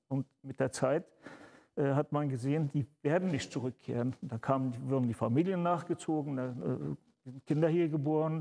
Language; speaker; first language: German; early bilingual, other home language; Turkish